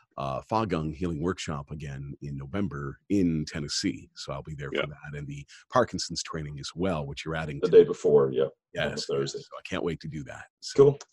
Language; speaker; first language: English; native; English